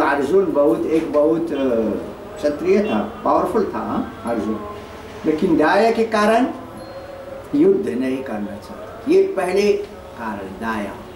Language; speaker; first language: Hindi; non-native, learner; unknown